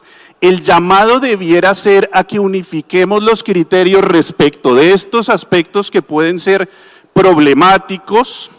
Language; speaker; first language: Spanish; native; Spanish